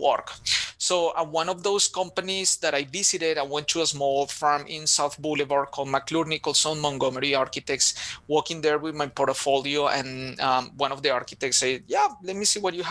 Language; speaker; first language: English; non-native, fluent; Spanish